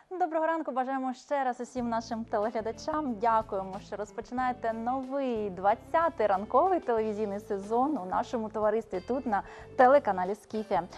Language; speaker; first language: Ukrainian; native; Ukrainian